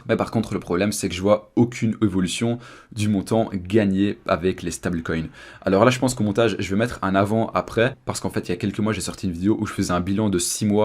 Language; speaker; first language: French; native; French